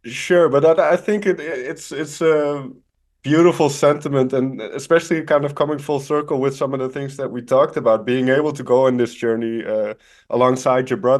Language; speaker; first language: English; non-native, fluent; Dutch